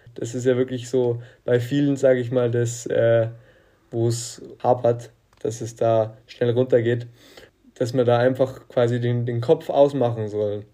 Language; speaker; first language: German; native; German